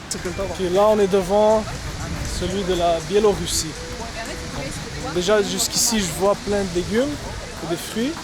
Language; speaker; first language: French; non-native, local second language; Arabic